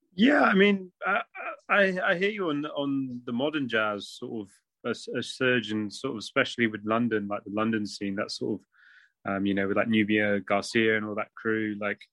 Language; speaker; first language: English; native; English